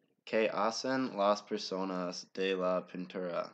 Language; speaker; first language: Spanish; non-native, learner; English